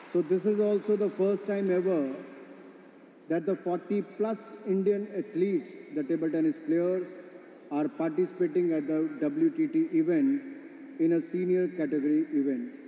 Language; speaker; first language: English; non-native, local second language; Hindi